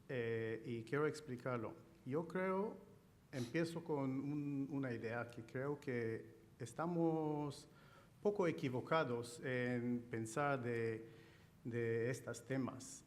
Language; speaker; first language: Spanish; non-native, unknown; Chinese